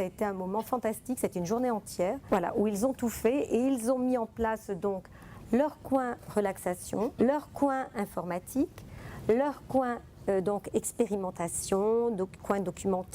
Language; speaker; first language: French; native; French